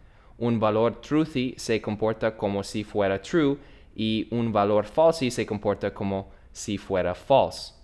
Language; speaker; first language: Spanish; non-native, learner; English